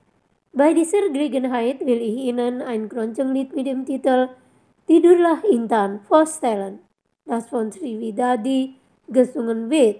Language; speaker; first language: German; non-native, fluent; Indonesian